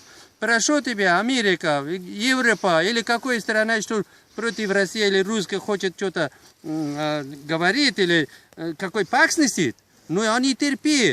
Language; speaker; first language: Russian; non-native, learner; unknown